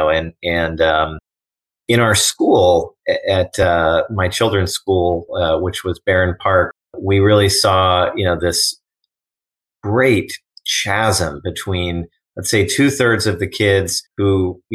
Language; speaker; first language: English; native; English